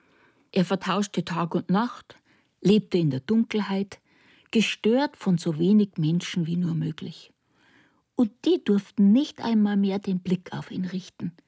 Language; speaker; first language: German; native; German